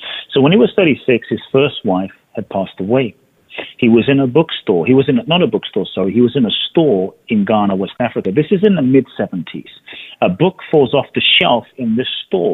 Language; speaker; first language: English; native; English